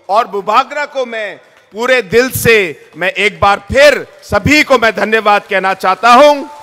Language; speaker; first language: Hindi; non-native, local second language; Garo